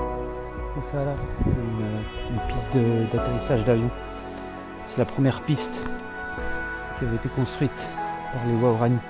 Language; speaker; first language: French; native; French